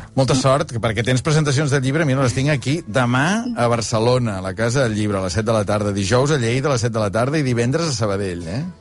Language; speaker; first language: Catalan; native; Catalan